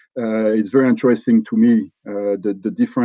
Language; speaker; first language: English; non-native, fluent; French